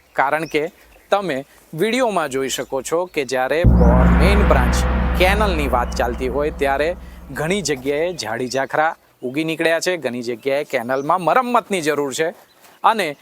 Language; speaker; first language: Gujarati; native; Gujarati